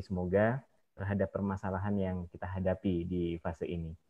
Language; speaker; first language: Indonesian; native; Indonesian